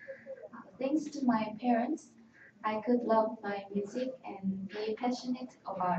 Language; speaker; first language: English; non-native, learner; Korean